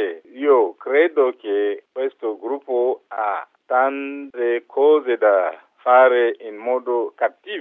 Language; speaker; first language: Italian; non-native, fluent; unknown